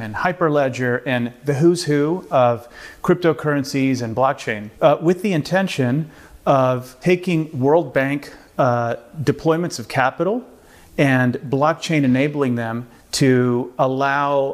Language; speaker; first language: English; early bilingual, other home language; Spanish